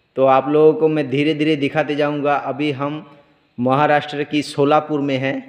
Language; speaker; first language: Hindi; non-native, local second language; Bangla